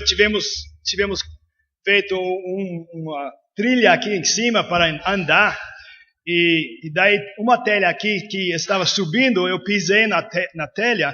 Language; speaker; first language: Portuguese; non-native, fluent; English